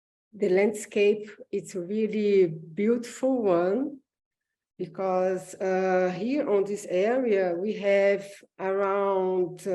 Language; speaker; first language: English; non-native, learner; Portuguese